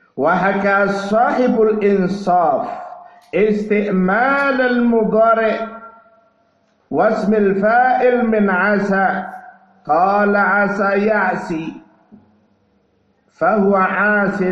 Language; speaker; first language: Arabic; non-native, fluent; Indonesian